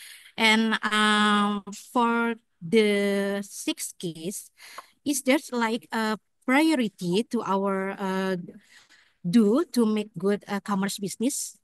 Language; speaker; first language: English; non-native, learner; Indonesian